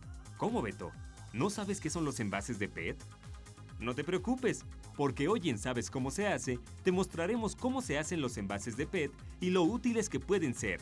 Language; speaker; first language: Spanish; native; Spanish